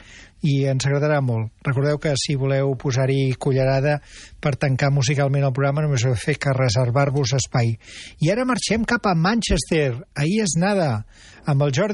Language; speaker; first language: Catalan; native; Catalan